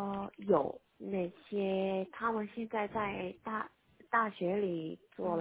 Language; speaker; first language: Chinese; non-native, learner; Korean